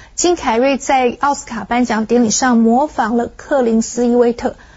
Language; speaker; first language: Chinese; native; Chinese